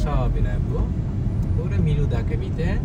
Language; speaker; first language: Japanese; non-native, learner; Bangla